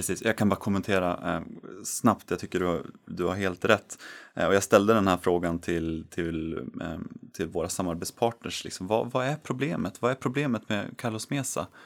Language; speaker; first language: Swedish; native; Swedish